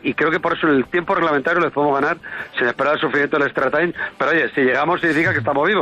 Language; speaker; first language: Spanish; native; Spanish